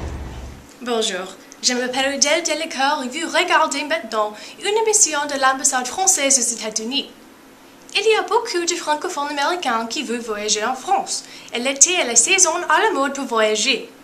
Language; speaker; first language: French; non-native, learner; English